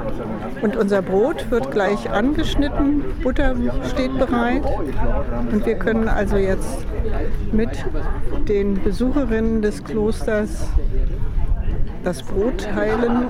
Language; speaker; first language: German; native; German